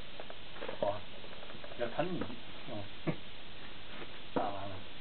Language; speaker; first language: Chinese; native; Chinese